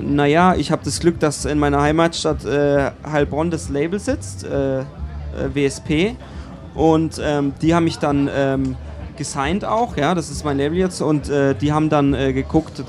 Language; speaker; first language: German; native; German